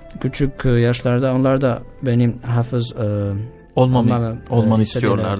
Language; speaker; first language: Turkish; non-native, learner; Albanian